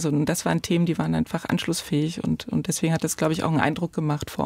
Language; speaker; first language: German; native; German